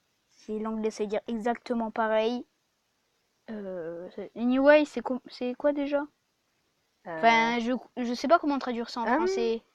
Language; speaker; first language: French; native; French